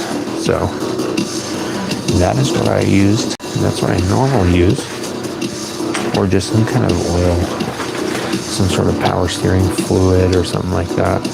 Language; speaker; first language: English; native; English